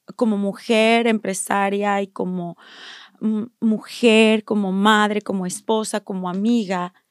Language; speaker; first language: Spanish; native; Spanish